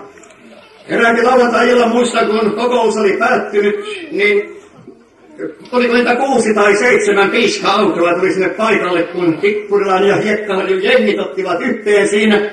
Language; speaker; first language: Finnish; native; Finnish